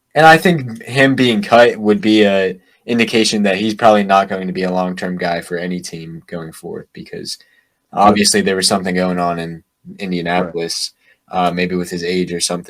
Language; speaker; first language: English; native; English